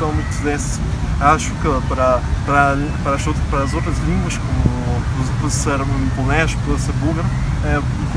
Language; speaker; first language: Portuguese; non-native, learner; Spanish